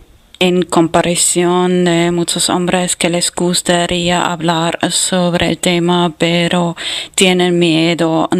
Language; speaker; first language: Spanish; non-native, fluent; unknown